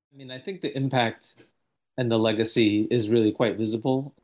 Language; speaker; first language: English; native; English